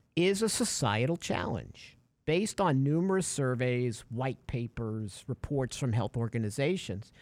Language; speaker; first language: English; native; English